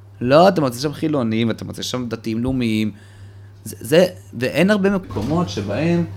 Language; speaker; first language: Hebrew; early bilingual, other home language; Russian